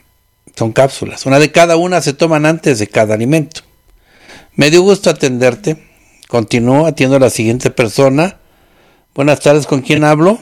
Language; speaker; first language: Spanish; native; Spanish